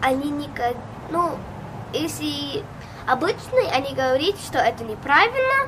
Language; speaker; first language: Russian; early bilingual, heritage; Russian